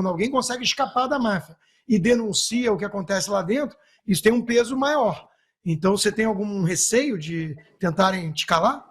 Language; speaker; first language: Portuguese; native; Portuguese